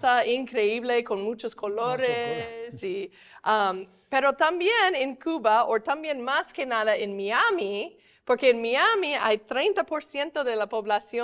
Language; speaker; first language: Spanish; non-native, fluent; English